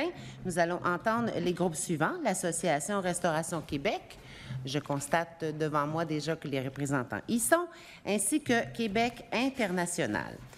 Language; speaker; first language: French; native; French